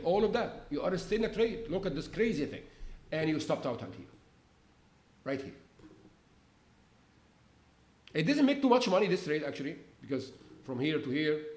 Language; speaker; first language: English; non-native, fluent; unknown